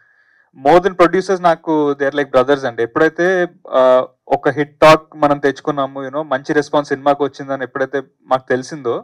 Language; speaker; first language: Telugu; native; Telugu